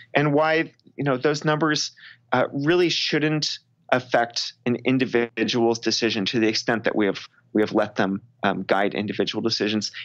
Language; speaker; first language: English; native; English